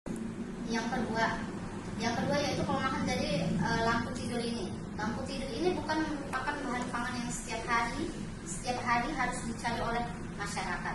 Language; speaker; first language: Indonesian; native; Indonesian